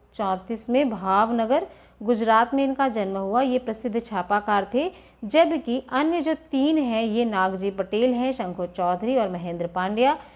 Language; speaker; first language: Hindi; native; Hindi